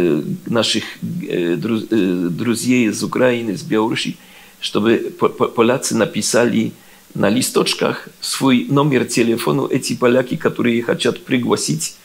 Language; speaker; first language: Russian; non-native, learner; Polish